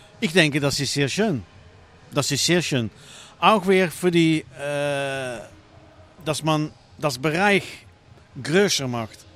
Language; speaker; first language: German; non-native, learner; Dutch